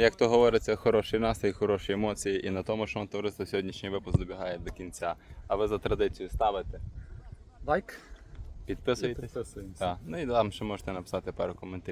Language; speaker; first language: Ukrainian; native; Ukrainian